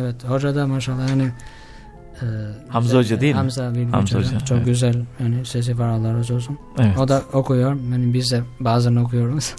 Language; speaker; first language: Turkish; non-native, learner; Albanian